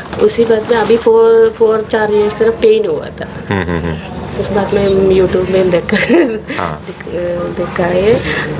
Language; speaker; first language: Hindi; non-native, local second language; Malayalam